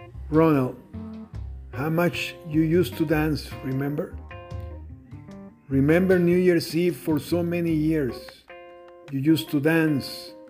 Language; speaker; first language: English; non-native, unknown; Spanish